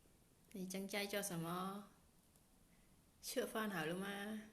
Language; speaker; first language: Chinese; non-native, learner; Khmer